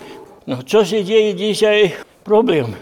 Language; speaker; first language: Polish; early bilingual, heritage; Polish